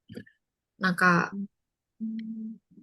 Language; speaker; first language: Japanese; non-native, fluent; Indonesian